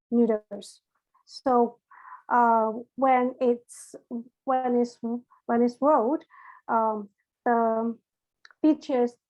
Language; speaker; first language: English; non-native, learner; Chinese